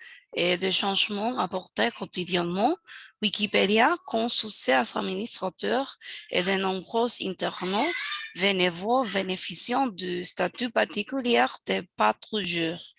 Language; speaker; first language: French; non-native, learner; Spanish